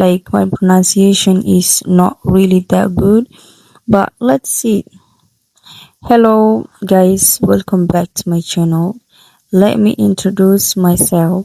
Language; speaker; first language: English; non-native, learner; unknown